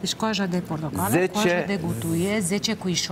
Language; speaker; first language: Romanian; native; Romanian